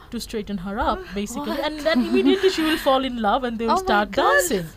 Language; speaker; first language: English; non-native, local second language; Bangla